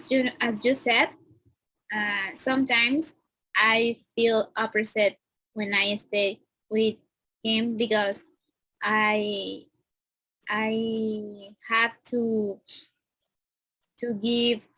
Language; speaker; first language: English; non-native, learner; Spanish